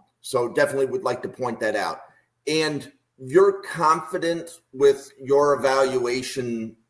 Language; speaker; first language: English; native; English